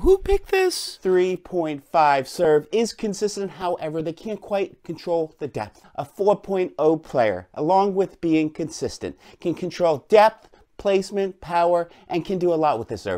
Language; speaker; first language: English; native; English